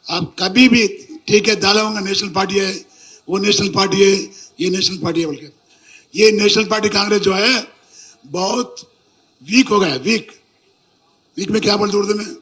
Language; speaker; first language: Hindi; non-native, local second language; Telugu